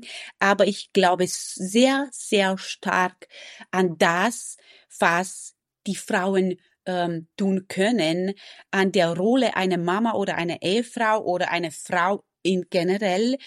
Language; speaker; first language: German; non-native, fluent; Romanian